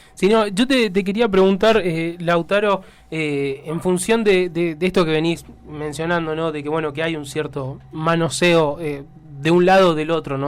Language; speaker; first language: Spanish; native; Spanish